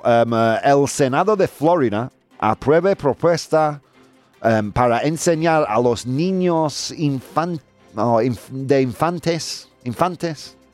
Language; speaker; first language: Spanish; non-native, fluent; English